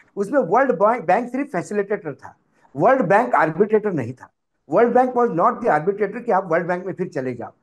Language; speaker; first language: Hindi; non-native, local second language; Marathi